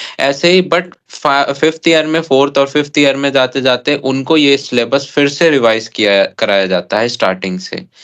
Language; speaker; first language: Hindi; native; Hindi